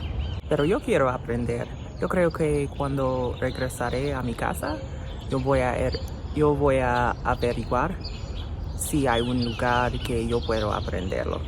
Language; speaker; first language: Spanish; non-native, learner; English